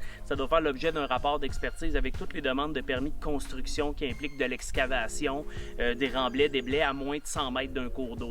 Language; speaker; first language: French; native; French